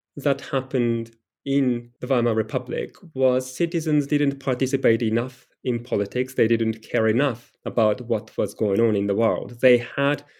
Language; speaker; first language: English; non-native, fluent; Japanese